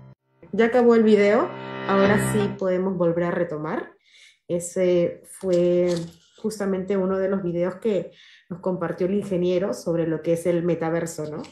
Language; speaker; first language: Spanish; native; Spanish